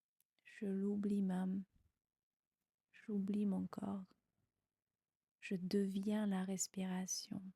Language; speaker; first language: French; non-native, fluent; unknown